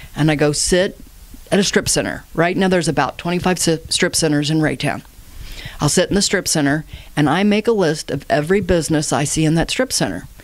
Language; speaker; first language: English; native; English